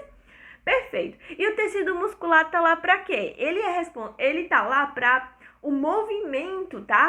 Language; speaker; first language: Portuguese; native; Portuguese